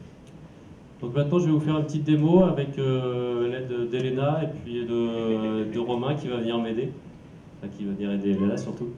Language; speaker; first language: French; native; French